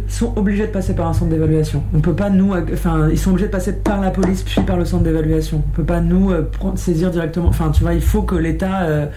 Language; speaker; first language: French; native; French